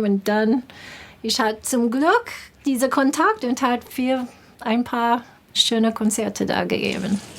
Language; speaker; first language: German; non-native, fluent; English